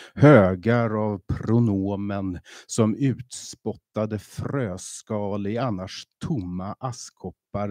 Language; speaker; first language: Swedish; native; Swedish